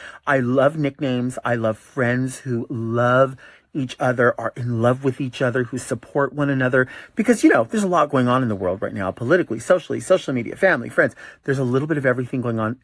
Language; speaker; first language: English; native; English